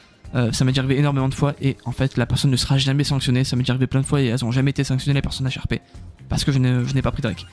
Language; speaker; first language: French; native; French